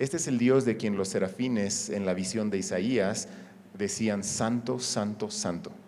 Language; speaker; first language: Spanish; native; Spanish